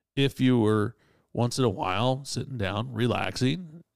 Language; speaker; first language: English; native; English